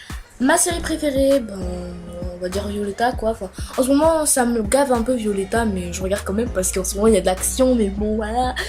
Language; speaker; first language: French; native; French